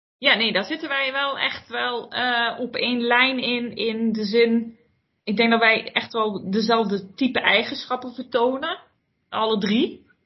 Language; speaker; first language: Dutch; early bilingual, heritage; Dutch